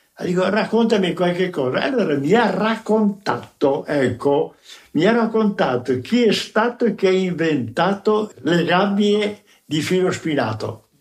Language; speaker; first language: Italian; native; Italian